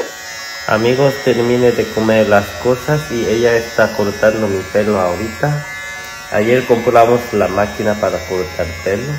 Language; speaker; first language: Spanish; non-native, learner; Korean